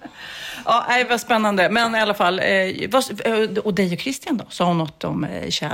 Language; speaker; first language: Swedish; native; Swedish